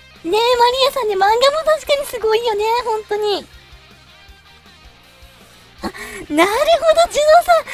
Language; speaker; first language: Japanese; native; Japanese